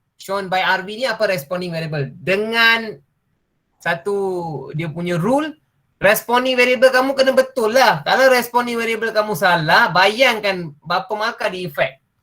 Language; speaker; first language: Malay; non-native, local second language; Tamil